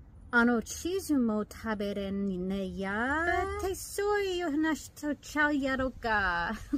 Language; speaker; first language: Japanese; non-native, learner; English